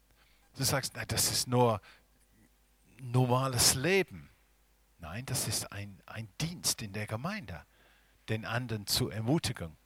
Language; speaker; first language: German; non-native, fluent; English